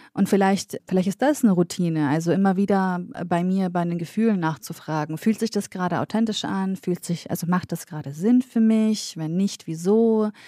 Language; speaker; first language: German; early bilingual, other home language; Kurdish